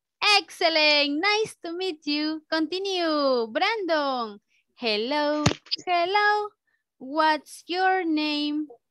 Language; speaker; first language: English; non-native, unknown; Spanish